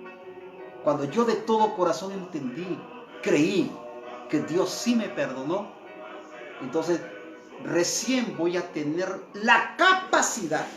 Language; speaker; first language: Spanish; native; Spanish